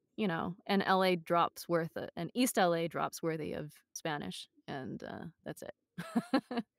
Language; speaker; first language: English; native; English